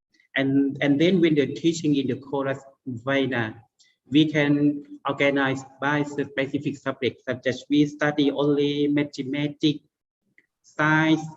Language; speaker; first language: English; non-native, learner; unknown